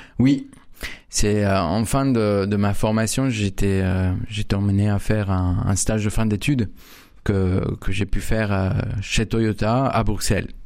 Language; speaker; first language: French; non-native, fluent; Spanish